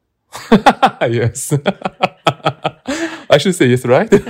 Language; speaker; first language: English; non-native, learner; Korean